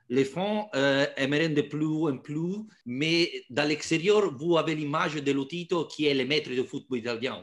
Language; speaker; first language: French; non-native, fluent; Italian